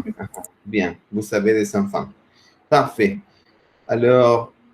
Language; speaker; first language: French; non-native, fluent; Spanish